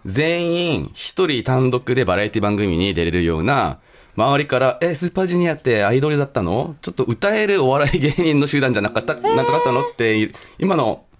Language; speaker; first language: Japanese; non-native, fluent; Korean